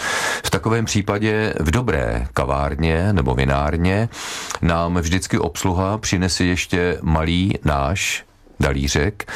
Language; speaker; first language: Czech; native; Czech